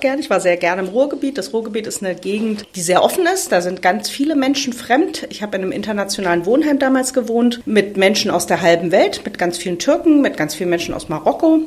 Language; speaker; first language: German; native; German